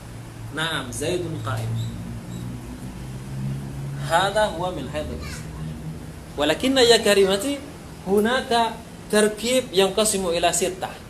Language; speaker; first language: Arabic; non-native, fluent; Indonesian